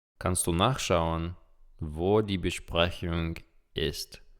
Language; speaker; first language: German; non-native, fluent; Ukrainian